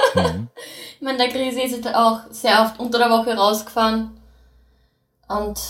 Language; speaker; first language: German; native; German